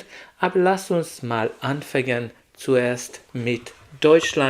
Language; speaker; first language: German; non-native, learner; Hungarian